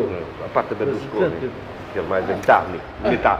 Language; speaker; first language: Italian; native; Italian